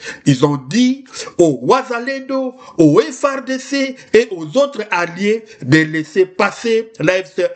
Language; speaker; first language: French; non-native, local second language; Lingala